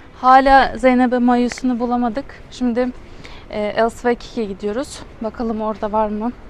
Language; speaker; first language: Turkish; non-native, fluent; Russian